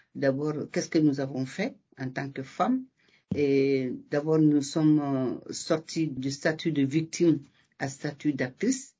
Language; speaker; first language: French; non-native, local second language; Bambara